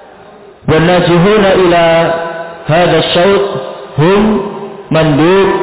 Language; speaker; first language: Arabic; non-native, fluent; Indonesian